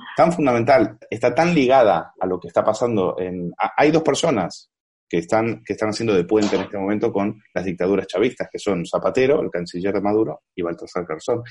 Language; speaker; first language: Spanish; native; Spanish